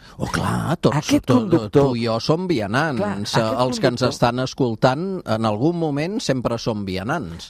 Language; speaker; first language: Catalan; native; Catalan